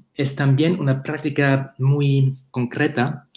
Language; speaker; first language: Spanish; non-native, fluent; German